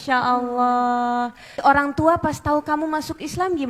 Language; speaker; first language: Indonesian; native; Indonesian